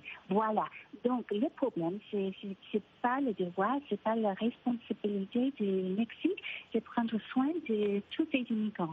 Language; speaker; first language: French; non-native, fluent; Spanish